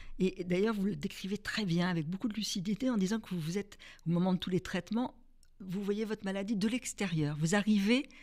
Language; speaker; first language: French; native; French